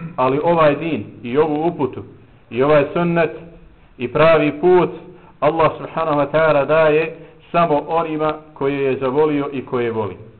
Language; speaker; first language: Bosnian; native; Bosnian